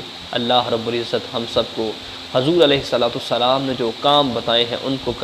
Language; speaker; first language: Urdu; native; Urdu